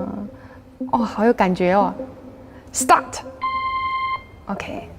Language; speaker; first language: Chinese; native; Chinese